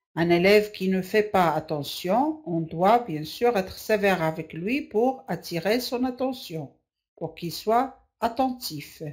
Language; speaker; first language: French; non-native, local second language; Arabic